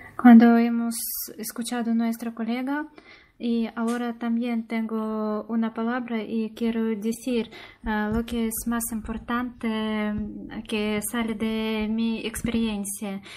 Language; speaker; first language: Spanish; non-native, learner; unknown